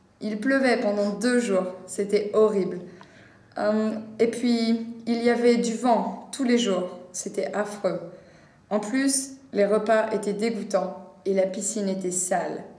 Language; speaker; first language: French; non-native, learner; English